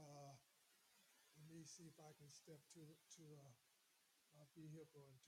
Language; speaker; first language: English; native; English